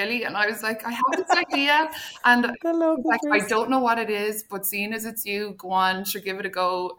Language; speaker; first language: English; native; English